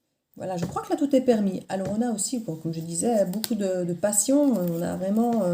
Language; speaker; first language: French; native; French